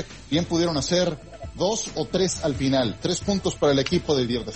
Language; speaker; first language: Spanish; native; Spanish